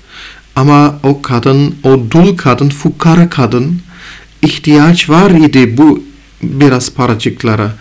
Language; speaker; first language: Turkish; non-native, fluent; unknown